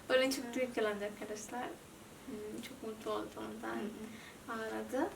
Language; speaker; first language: Turkish; non-native, learner; Indonesian